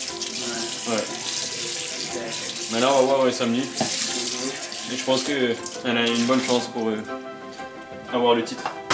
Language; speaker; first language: French; non-native, local second language; Morisyen